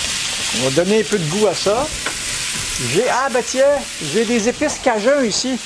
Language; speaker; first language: French; native; French